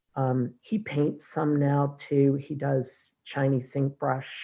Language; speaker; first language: English; native; English